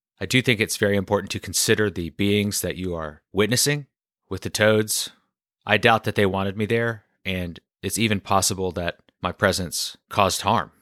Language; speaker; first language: English; native; English